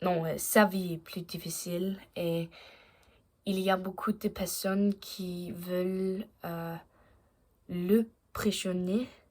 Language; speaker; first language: French; non-native, learner; Danish